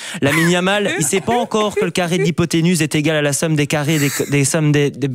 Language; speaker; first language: French; native; French